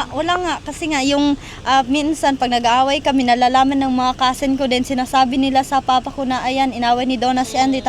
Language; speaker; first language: Filipino; non-native, local second language; Cebuano